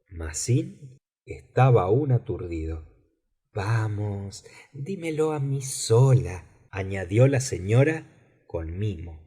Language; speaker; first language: Spanish; native; Spanish